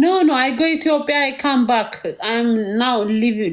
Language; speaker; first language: English; non-native, learner; Amharic